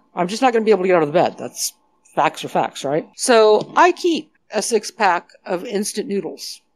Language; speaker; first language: English; native; English